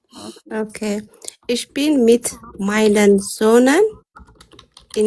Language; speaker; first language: German; non-native, learner; Amharic